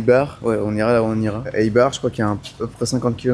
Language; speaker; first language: French; native; French